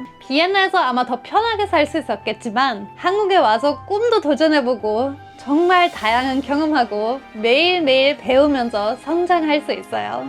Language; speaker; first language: Korean; non-native, fluent; German